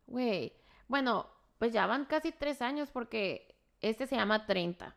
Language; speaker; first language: Spanish; native; Spanish